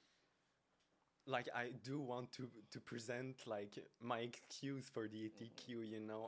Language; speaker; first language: English; native; English